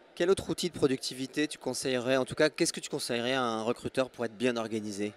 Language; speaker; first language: French; native; French